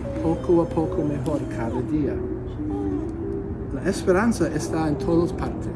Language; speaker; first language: Spanish; non-native, learner; English